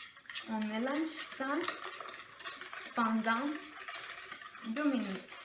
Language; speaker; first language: French; non-native, learner; Spanish